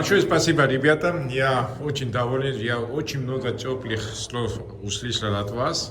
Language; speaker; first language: Russian; non-native, fluent; Georgian